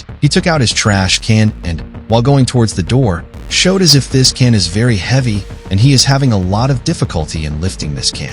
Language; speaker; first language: English; non-native, local second language; Hindi